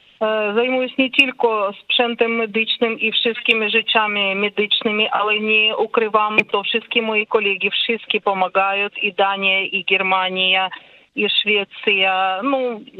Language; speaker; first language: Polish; non-native, learner; Ukrainian